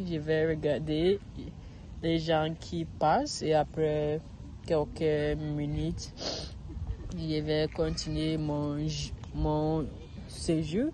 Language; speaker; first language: French; non-native, learner; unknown